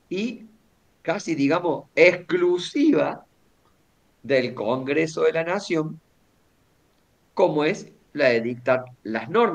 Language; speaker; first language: Spanish; native; Spanish